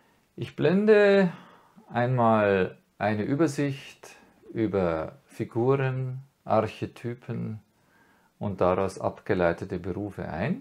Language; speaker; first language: German; native; German